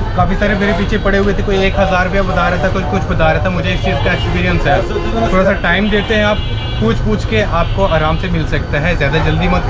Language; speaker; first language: Hindi; native; Hindi